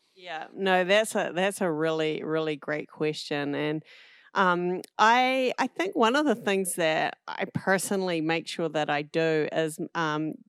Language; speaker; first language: English; native; English